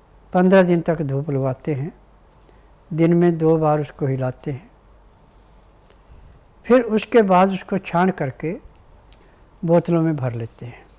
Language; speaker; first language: Hindi; native; Hindi